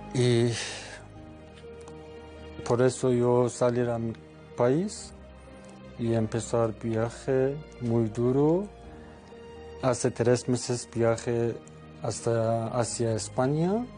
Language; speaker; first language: Spanish; non-native, learner; Persian